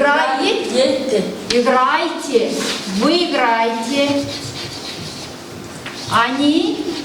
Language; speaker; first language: Russian; non-native, fluent; Mongolian